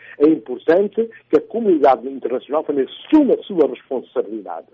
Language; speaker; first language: Portuguese; non-native, local second language; Upper Guinea Crioulo